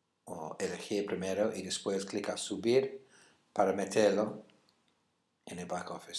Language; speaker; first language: Spanish; non-native, fluent; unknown